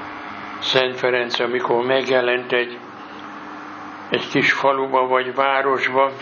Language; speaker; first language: Hungarian; native; Hungarian